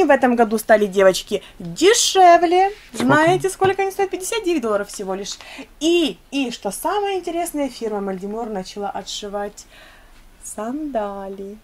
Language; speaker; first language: Russian; native; Russian